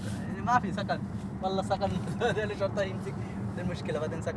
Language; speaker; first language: Arabic; non-native, learner; Bangla